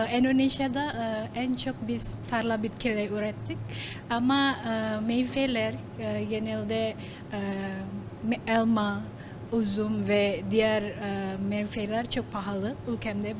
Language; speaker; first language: Turkish; non-native, learner; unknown